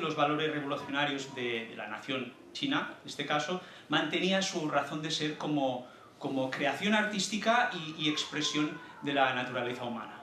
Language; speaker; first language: Spanish; native; Spanish